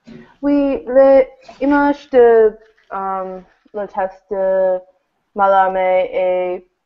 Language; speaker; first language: French; non-native, learner; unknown